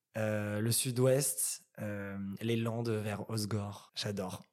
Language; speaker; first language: French; native; French